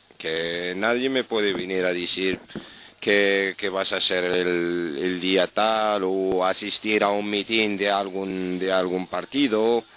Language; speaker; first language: Spanish; non-native, fluent; Arabic